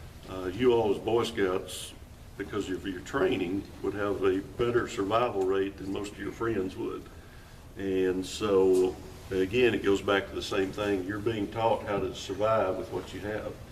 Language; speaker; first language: English; native; English